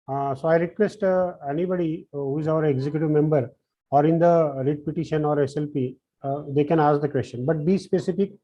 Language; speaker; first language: English; non-native, local second language; Marathi